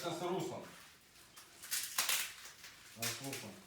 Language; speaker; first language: German; non-native, learner; Russian